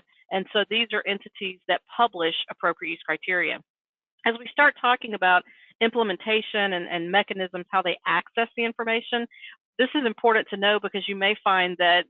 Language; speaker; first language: English; native; English